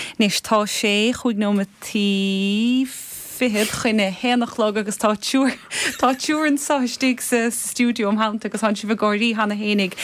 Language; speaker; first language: Irish; native; Irish